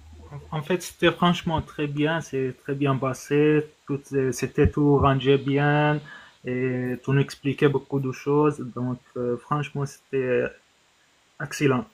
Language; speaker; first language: French; non-native, fluent; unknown